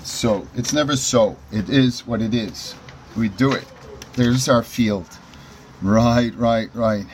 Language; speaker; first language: English; native; English